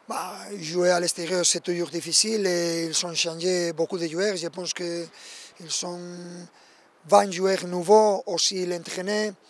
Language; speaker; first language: French; non-native, fluent; Spanish